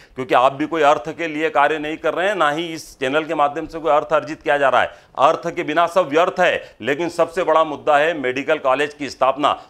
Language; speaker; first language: Hindi; native; Hindi